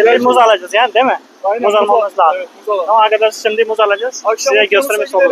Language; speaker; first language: Turkish; non-native, fluent; Hindi